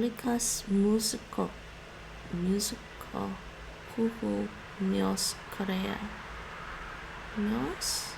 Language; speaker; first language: Finnish; non-native, learner; English